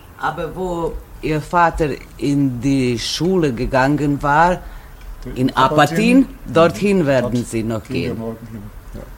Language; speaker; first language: German; non-native, local second language; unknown